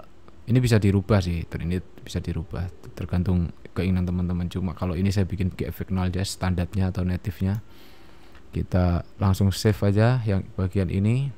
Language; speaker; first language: Indonesian; native; Indonesian